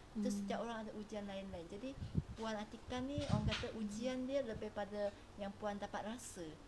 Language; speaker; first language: Malay; non-native, local second language; Chinese